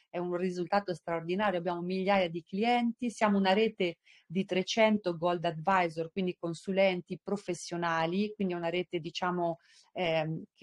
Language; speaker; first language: Italian; native; Italian